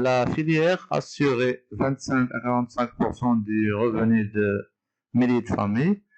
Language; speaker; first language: French; non-native, local second language; Arabic